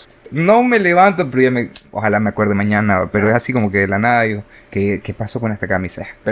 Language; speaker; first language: Spanish; native; Spanish